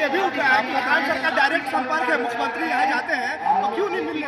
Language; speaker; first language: Hindi; native; Hindi